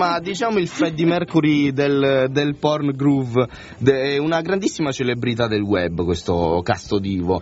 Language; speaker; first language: Italian; native; Italian